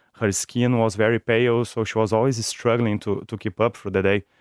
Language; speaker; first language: English; non-native, fluent; Portuguese